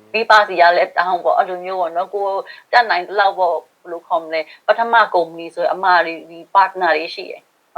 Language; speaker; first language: Burmese; non-native, local second language; Shan